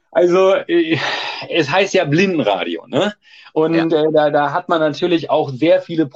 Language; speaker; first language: German; native; German